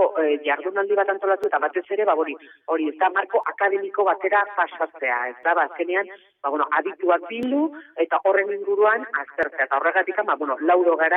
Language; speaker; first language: Basque; native; Basque